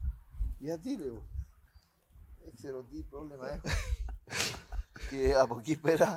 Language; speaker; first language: Greek; non-native, learner; Spanish